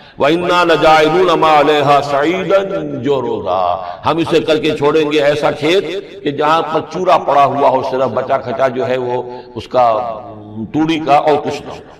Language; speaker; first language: Urdu; native; Urdu